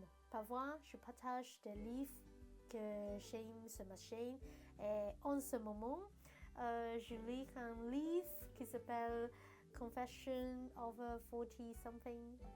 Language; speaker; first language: French; non-native, learner; Cantonese